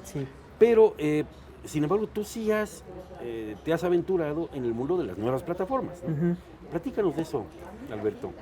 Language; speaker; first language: Spanish; native; Spanish